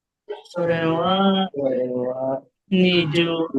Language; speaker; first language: Japanese; non-native, learner; Filipino